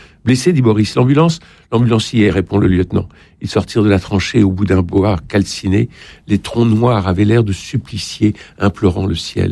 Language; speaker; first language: French; native; French